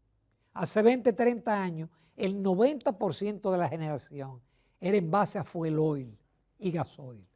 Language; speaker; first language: Spanish; native; Spanish